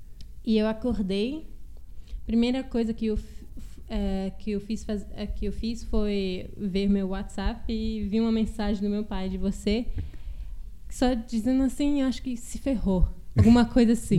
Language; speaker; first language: Portuguese; early bilingual, heritage; Portuguese